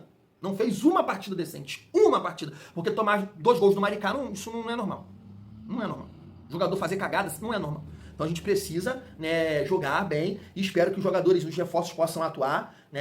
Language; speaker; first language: Portuguese; native; Portuguese